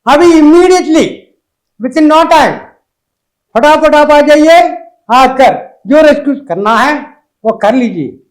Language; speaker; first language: Hindi; non-native, local second language; Malayalam